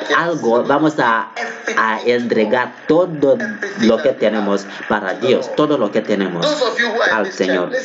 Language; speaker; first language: Spanish; non-native, fluent; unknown